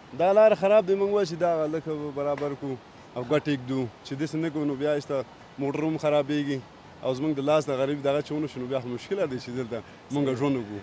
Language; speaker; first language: Pashto; non-native, local second language; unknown